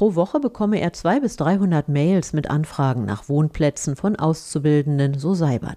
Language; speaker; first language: German; native; German